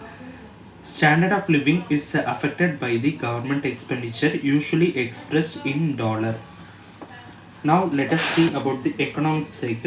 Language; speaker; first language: English; non-native, local second language; Tamil